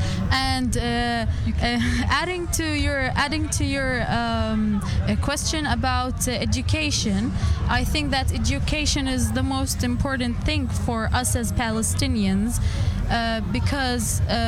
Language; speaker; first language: English; non-native, fluent; Arabic